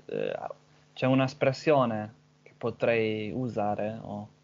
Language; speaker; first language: Italian; non-native, learner; English